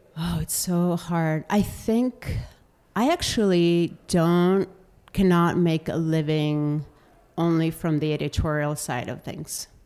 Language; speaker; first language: English; non-native, fluent; Spanish